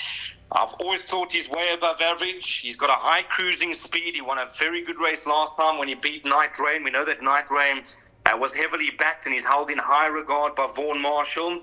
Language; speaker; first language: English; native; English